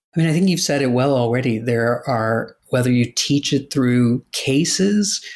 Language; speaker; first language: English; native; English